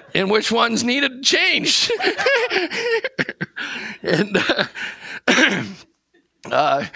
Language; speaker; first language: English; native; English